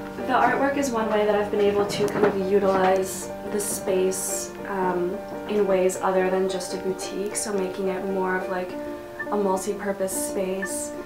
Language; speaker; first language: English; native; English